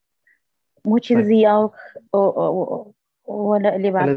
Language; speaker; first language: German; non-native, learner; Arabic